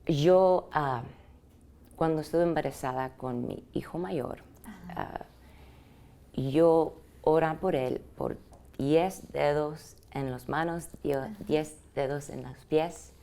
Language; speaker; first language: Spanish; early bilingual, heritage; English